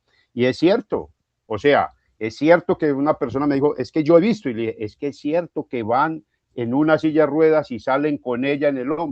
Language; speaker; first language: Spanish; native; Spanish